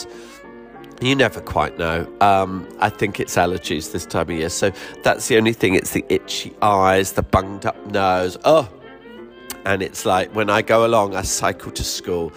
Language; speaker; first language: English; native; English